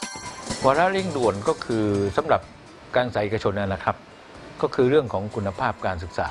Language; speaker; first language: Thai; native; Thai